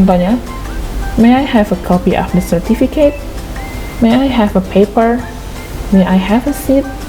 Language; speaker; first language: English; non-native, fluent; Indonesian